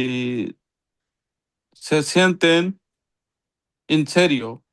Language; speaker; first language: Spanish; non-native, learner; Urdu